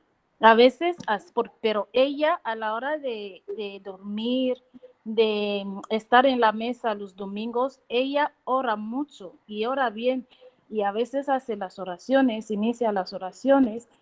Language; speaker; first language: Spanish; non-native, fluent; Portuguese